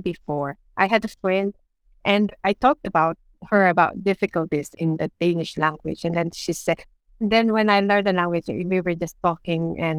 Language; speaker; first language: English; non-native, local second language; Iloko